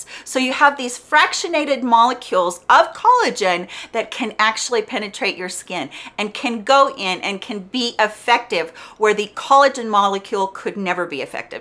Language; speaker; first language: English; native; English